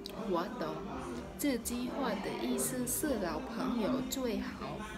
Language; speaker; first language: Chinese; non-native, learner; Khmer